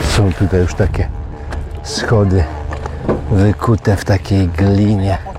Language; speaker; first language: Polish; native; Polish